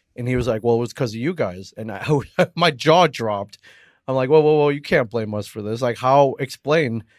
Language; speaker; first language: English; native; English